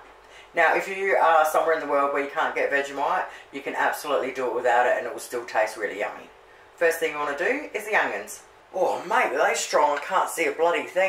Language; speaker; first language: English; native; English